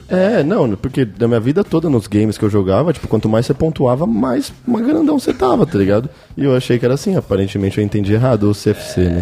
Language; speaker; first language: Portuguese; native; Portuguese